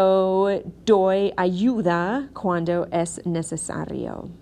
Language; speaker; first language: Spanish; non-native, fluent; English